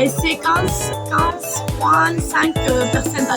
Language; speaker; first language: French; non-native, fluent; Spanish